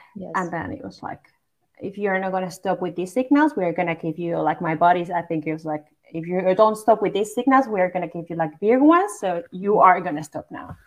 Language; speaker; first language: English; non-native, fluent; Basque